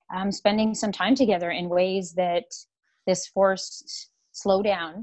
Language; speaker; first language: English; native; English